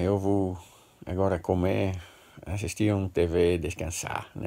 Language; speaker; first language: Portuguese; non-native, learner; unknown